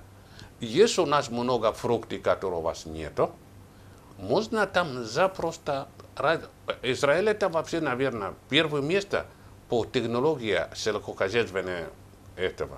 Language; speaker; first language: Russian; non-native, learner; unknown